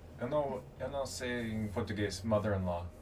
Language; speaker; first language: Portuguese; non-native, learner; English